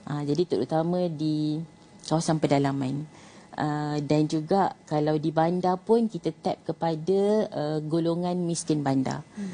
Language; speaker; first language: Malay; native; Malay